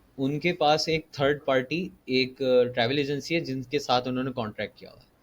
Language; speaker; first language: Urdu; native; Urdu